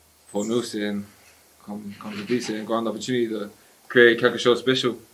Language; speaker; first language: French; non-native, learner; English